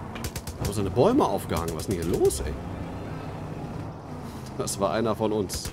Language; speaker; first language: German; native; German